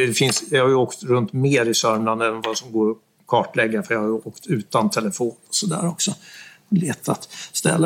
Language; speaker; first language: Swedish; native; Swedish